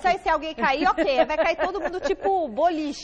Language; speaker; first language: Portuguese; native; Portuguese